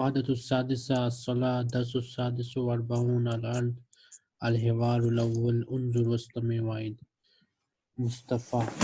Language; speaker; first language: Arabic; non-native, fluent; Urdu